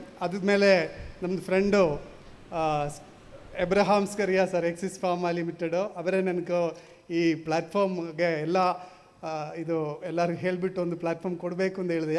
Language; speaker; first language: Kannada; non-native, learner; Malayalam